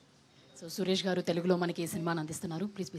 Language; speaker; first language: Telugu; native; Telugu